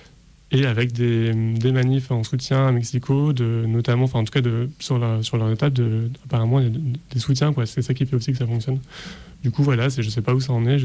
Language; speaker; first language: French; native; French